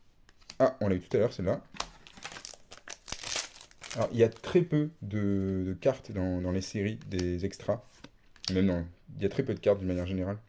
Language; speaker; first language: French; native; French